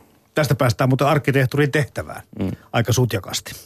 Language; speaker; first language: Finnish; native; Finnish